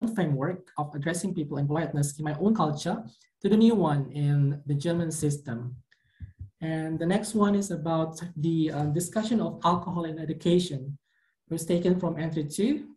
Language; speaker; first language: English; non-native, fluent; Indonesian